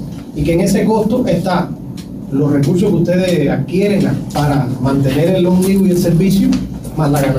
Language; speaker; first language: Spanish; native; Spanish